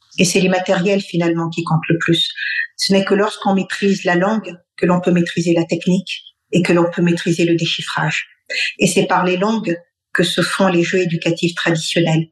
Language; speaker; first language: French; non-native, local second language; Bambara